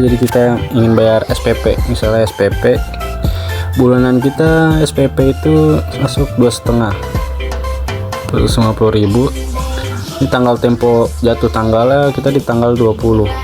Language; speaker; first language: Indonesian; native; Indonesian